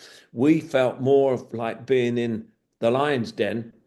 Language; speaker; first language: English; native; English